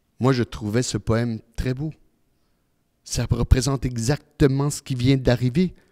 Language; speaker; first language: French; early bilingual, other home language; Italian